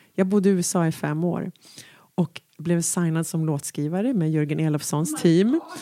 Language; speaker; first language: Swedish; native; Swedish